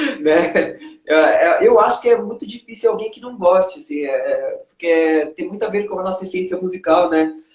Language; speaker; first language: Portuguese; non-native, local second language; Kabuverdianu